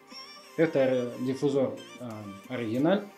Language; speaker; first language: Spanish; non-native, learner; Russian